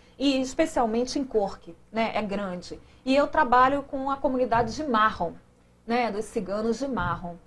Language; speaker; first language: Portuguese; native; Portuguese